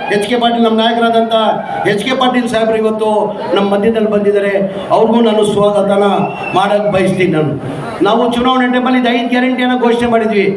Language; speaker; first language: Kannada; non-native, local second language; Urdu